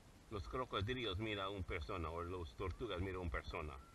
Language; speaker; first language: Spanish; non-native, learner; English